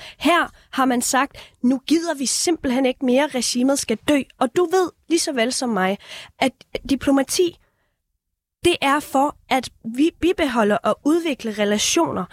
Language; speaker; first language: Danish; early bilingual, other home language; Persian